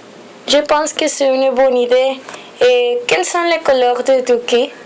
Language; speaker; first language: French; non-native, learner; Spanish